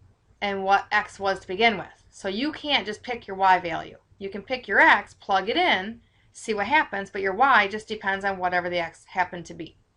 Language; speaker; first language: English; native; English